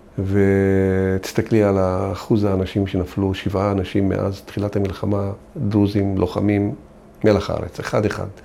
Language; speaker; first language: Hebrew; non-native, local second language; Arabic